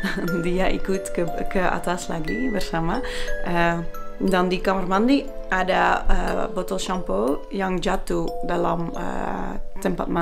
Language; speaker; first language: Indonesian; non-native, fluent; Dutch